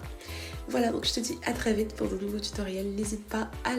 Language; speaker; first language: French; native; French